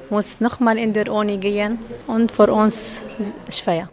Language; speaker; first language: German; non-native, learner; Arabic